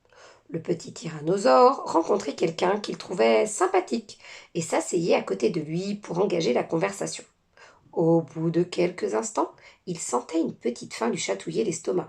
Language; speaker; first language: French; native; French